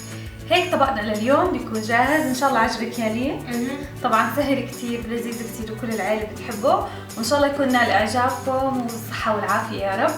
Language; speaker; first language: Arabic; native; Arabic